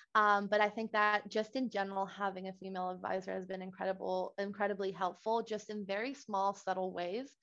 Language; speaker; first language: English; non-native, fluent; Spanish